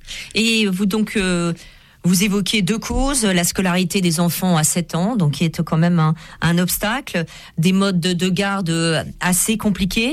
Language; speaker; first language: French; native; French